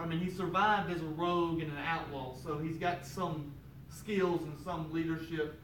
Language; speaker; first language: English; native; English